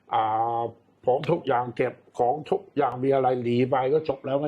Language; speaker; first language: Thai; non-native, learner; Cantonese